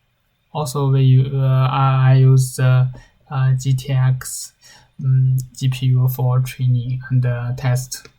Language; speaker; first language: English; non-native, learner; Chinese